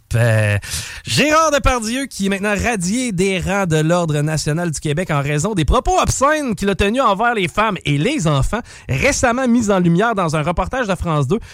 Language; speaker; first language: French; native; French